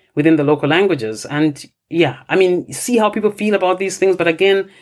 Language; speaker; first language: English; non-native, local second language; Bemba